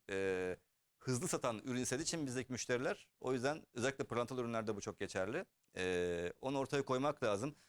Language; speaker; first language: Turkish; early bilingual, heritage; Turkish